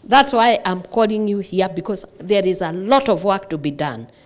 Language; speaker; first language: English; non-native, local second language; Swahili